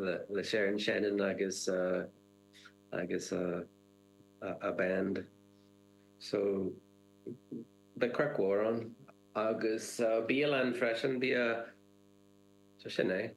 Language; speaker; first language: Irish; non-native, learner; English